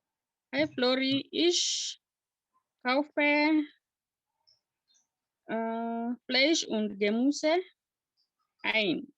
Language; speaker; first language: German; non-native, learner; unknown